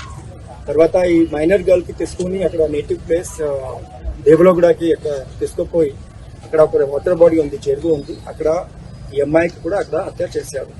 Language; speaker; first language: Telugu; non-native, local second language; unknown